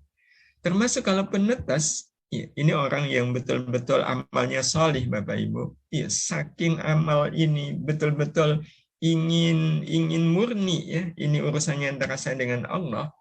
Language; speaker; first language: Indonesian; native; Indonesian